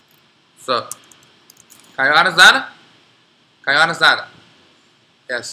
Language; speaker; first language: English; non-native, learner; Chinese